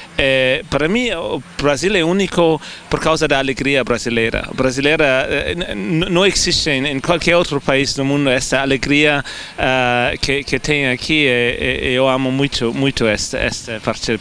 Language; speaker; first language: Portuguese; non-native, fluent; German